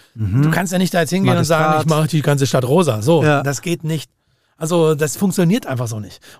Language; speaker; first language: German; native; German